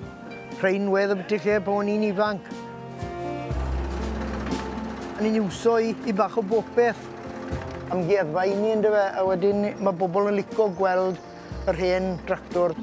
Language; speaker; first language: Welsh; native; Welsh